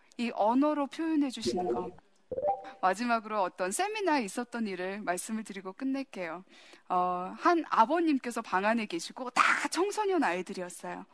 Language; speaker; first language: Korean; early bilingual, heritage; Korean